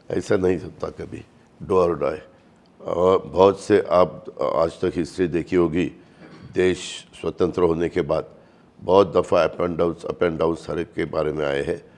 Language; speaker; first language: Hindi; non-native, local second language; Marathi